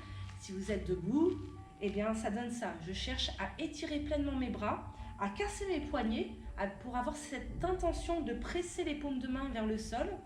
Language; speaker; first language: French; native; French